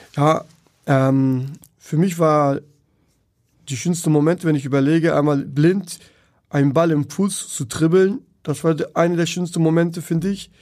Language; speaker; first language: German; non-native, fluent; Turkish